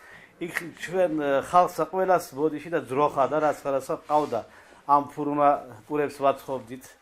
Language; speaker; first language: Georgian; early bilingual, heritage; Georgian